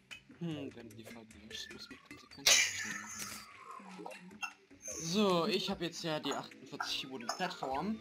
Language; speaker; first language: German; native; German